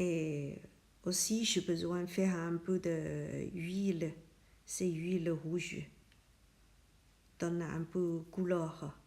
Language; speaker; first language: French; non-native, learner; Chinese